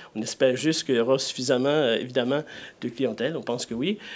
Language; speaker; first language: French; native; French